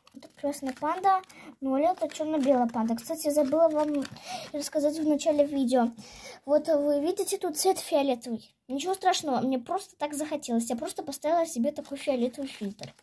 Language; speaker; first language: Russian; native; Russian